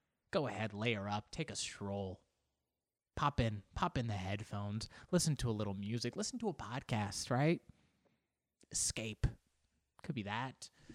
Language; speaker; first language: English; native; English